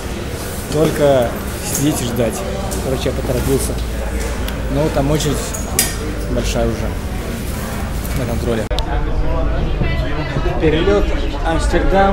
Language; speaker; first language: Russian; native; Russian